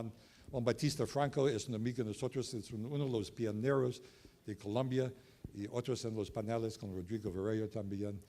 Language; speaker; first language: Spanish; non-native, learner; English